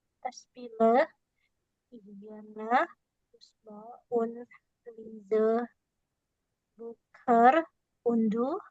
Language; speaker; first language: German; non-native, learner; Indonesian